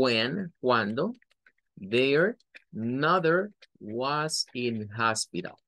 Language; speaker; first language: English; non-native, fluent; Spanish